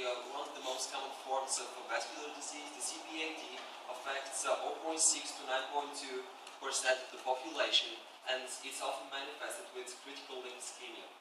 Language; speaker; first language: English; non-native, fluent; Bulgarian